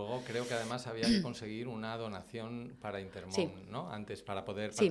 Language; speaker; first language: Spanish; native; Spanish